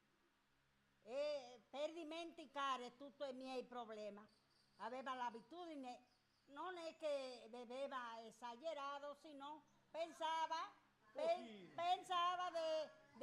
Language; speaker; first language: Italian; non-native, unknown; Spanish